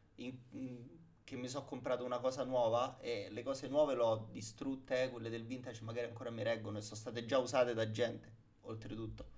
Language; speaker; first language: Italian; native; Italian